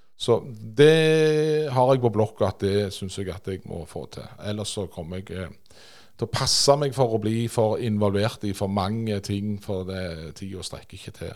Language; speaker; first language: Norwegian; native; Norwegian